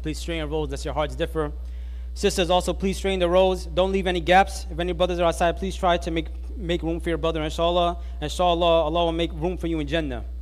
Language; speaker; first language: English; native; English